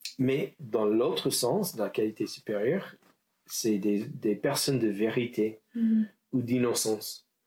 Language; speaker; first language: French; non-native, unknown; English